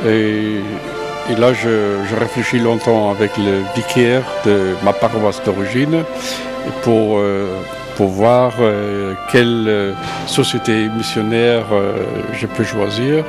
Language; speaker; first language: French; non-native, fluent; German